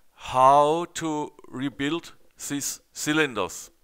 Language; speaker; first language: English; non-native, learner; German